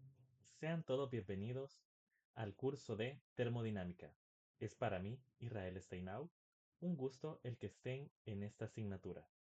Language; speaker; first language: Spanish; native; Spanish